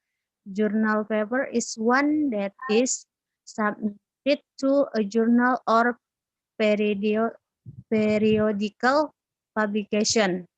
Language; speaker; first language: English; non-native, learner; Indonesian